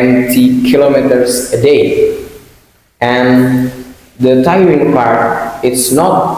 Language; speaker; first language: English; non-native, learner; Indonesian